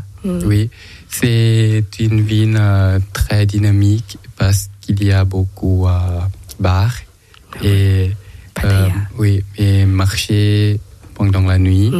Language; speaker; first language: French; non-native, learner; Thai